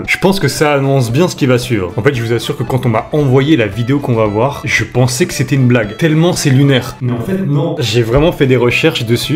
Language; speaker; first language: French; native; French